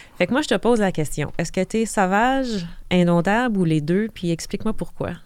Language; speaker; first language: French; native; French